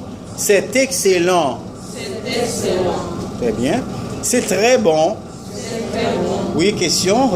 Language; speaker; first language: French; non-native, fluent; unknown